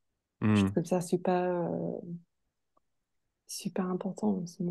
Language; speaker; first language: French; non-native, fluent; English